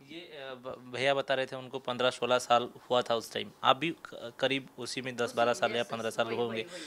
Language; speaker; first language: Hindi; non-native, local second language; Odia